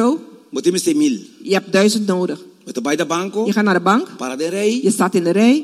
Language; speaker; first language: Dutch; non-native, local second language; Papiamento